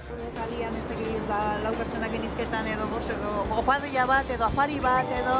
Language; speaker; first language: Basque; non-native, learner; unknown